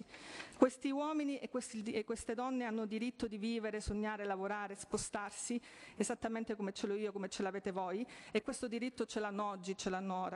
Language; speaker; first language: Italian; native; Italian